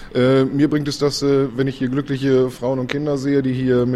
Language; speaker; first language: German; native; German